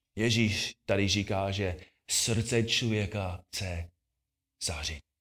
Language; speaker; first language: Czech; non-native, fluent; English